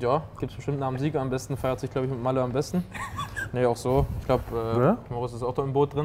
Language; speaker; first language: German; native; German